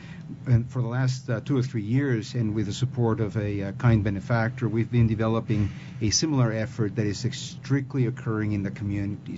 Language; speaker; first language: English; non-native, fluent; Spanish